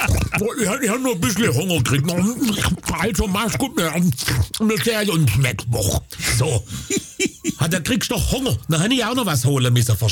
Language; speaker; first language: German; native; German